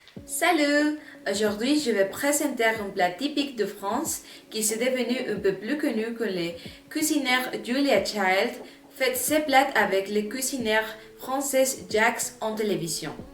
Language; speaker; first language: French; non-native, learner; Spanish